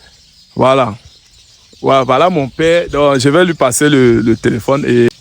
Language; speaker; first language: French; native; French